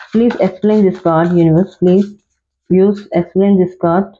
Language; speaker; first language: English; non-native, local second language; Telugu